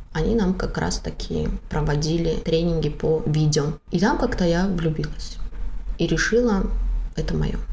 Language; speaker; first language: Russian; non-native, local second language; Tajik